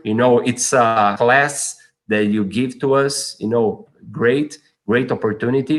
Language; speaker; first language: English; non-native, fluent; Portuguese